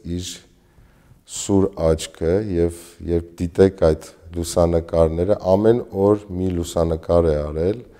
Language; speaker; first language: Armenian; native; Armenian